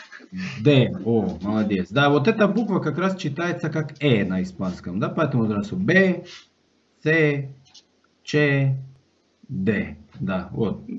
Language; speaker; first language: Russian; non-native, fluent; Spanish